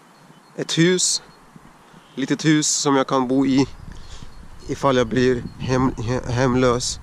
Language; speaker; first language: Swedish; non-native, fluent; Russian